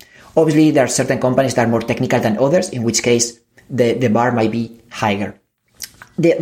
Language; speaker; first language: English; non-native, fluent; Spanish